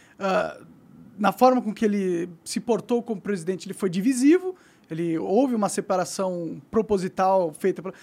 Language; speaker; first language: Portuguese; native; Portuguese